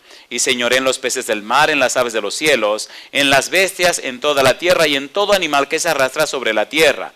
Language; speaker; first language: Spanish; native; Spanish